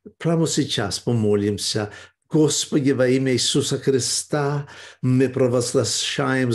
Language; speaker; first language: Russian; early bilingual, heritage; Russian